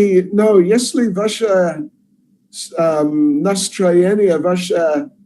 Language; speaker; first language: Russian; non-native, learner; English